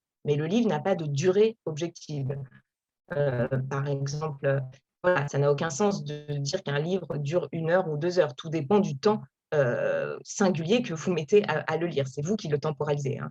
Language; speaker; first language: French; native; French